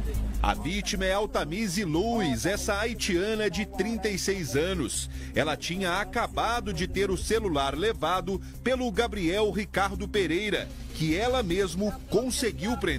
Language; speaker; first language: Portuguese; native; Portuguese